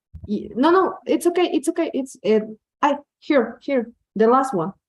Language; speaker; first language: English; non-native, learner; Spanish